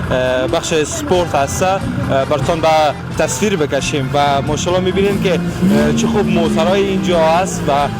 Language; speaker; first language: Persian; native; Persian